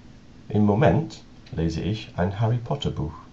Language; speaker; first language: German; non-native, learner; English